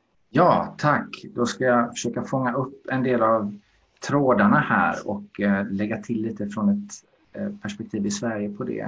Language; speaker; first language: Swedish; native; Swedish